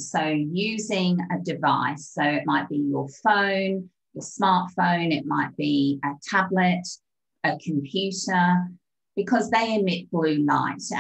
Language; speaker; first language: English; native; English